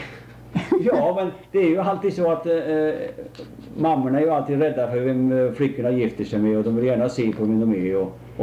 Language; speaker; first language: Swedish; native; Swedish